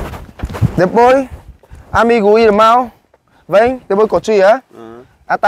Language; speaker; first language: Portuguese; non-native, learner; Vietnamese